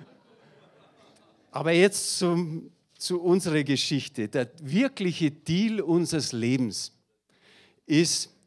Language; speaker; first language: German; native; German